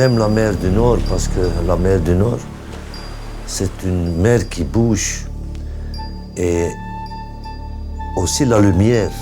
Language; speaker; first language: French; non-native, local second language; Dutch